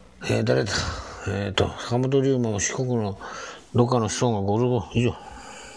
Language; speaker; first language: Japanese; native; Japanese